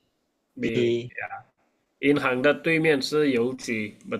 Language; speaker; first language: Chinese; non-native, fluent; Indonesian